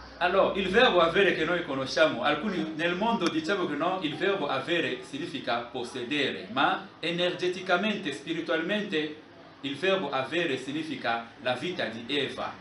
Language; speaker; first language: Italian; non-native, fluent; Lingala